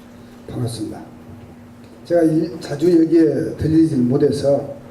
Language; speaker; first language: Korean; native; Korean